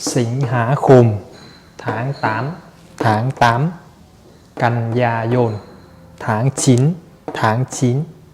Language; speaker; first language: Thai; non-native, fluent; Vietnamese